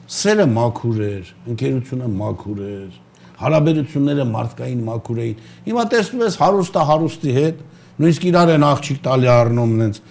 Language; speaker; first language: Armenian; native; Armenian